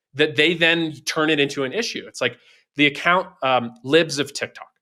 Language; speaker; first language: English; native; English